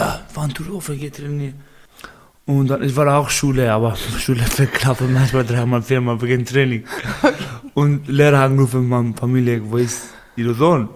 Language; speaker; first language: German; non-native, learner; Baluchi